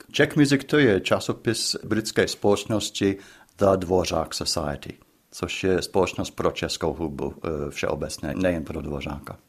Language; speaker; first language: Czech; non-native, fluent; English